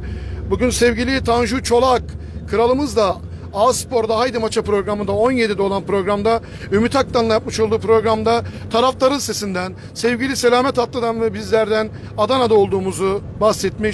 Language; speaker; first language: Turkish; native; Turkish